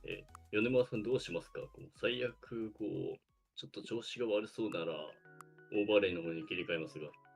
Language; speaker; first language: Japanese; native; Japanese